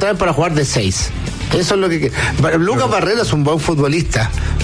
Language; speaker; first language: Spanish; native; Spanish